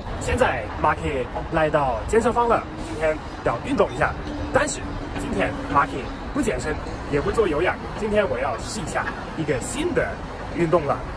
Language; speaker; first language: Chinese; non-native, fluent; German